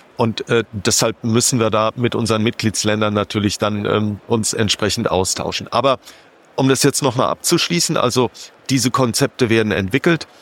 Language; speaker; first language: German; native; German